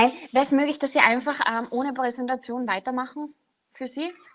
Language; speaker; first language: German; native; German